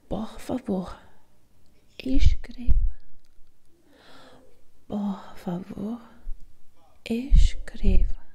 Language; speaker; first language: Portuguese; non-native, learner; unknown